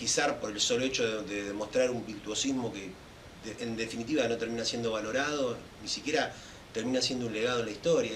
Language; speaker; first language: Spanish; native; Spanish